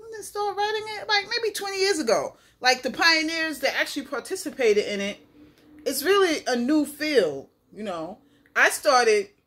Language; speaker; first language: English; native; English